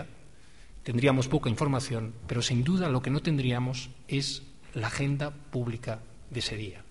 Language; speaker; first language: Spanish; native; Spanish